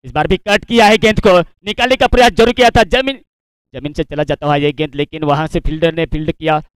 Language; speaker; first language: Hindi; non-native, local second language; Marathi